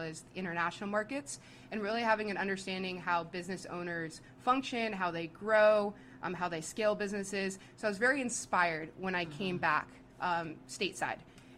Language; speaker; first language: English; native; English